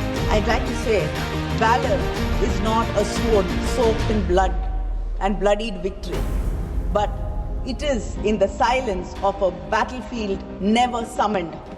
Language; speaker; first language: English; non-native, local second language; Tamil